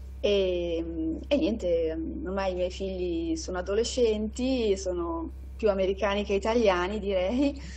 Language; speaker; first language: Italian; native; Italian